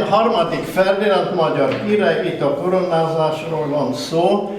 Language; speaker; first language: Hungarian; early bilingual, heritage; German